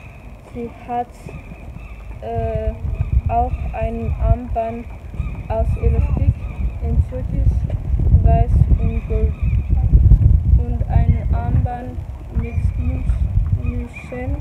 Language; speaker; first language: German; non-native, learner; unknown